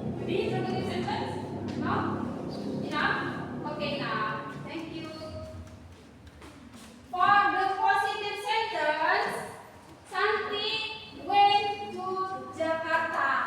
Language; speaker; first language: English; non-native, learner; Indonesian